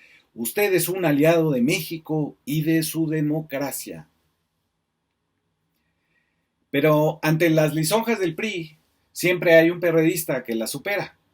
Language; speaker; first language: Spanish; native; Spanish